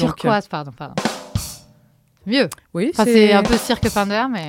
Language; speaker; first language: French; native; French